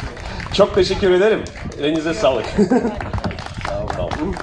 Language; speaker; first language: Turkish; non-native, fluent; Russian